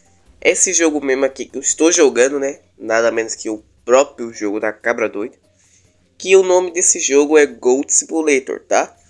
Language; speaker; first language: Portuguese; native; Portuguese